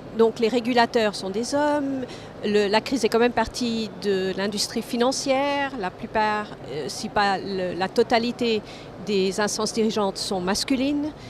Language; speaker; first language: French; non-native, fluent; English